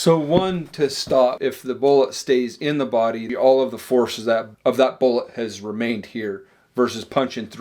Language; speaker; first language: English; native; English